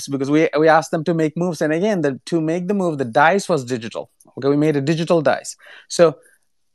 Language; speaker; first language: English; non-native, local second language; Bangla